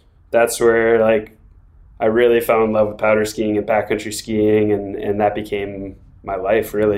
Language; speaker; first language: English; native; English